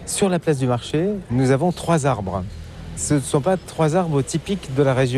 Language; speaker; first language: French; native; French